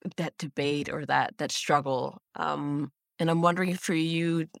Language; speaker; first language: English; native; English